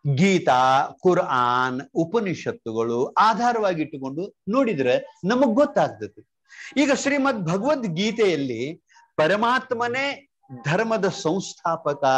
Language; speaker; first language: Kannada; native; Kannada